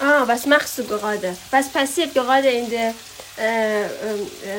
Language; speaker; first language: German; non-native, learner; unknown